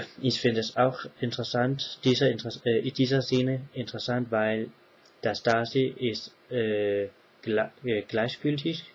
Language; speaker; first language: German; non-native, learner; English